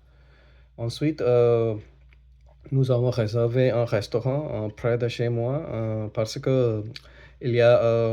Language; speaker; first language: French; non-native, learner; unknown